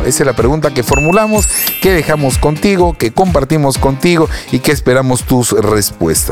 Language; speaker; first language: Spanish; native; Spanish